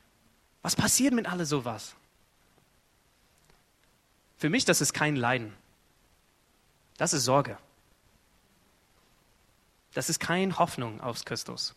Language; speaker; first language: German; non-native, fluent; Arabic